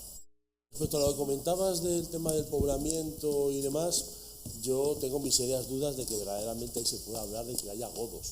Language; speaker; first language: Spanish; native; Spanish